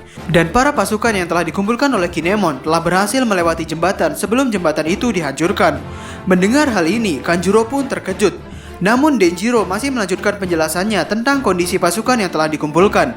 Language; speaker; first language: Indonesian; native; Indonesian